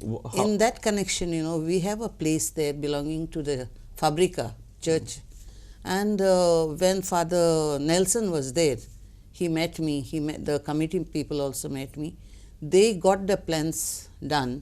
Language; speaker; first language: English; non-native, local second language; Konkani